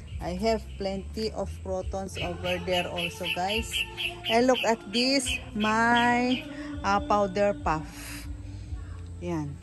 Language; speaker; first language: English; non-native, local second language; Filipino